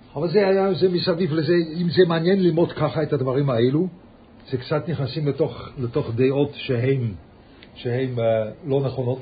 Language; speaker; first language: Hebrew; early bilingual, heritage; Yiddish